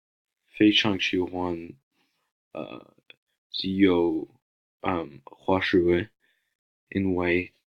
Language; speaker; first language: Chinese; non-native, learner; English